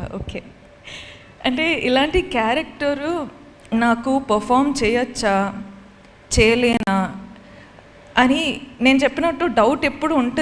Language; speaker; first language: Telugu; non-native, local second language; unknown